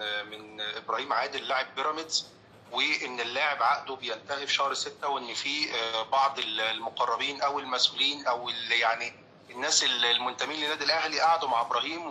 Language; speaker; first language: Arabic; native; Arabic